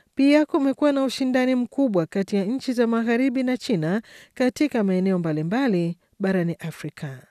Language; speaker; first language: Swahili; native; Swahili